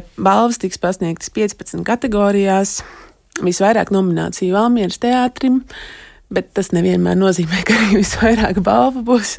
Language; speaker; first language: Latvian; native; Latvian